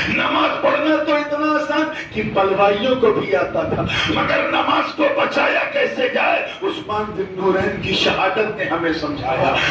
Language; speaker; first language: Urdu; native; Urdu